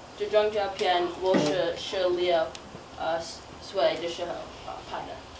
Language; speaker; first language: Chinese; non-native, learner; English